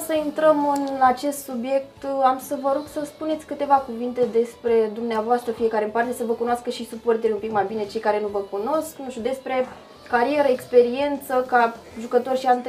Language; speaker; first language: Romanian; native; Romanian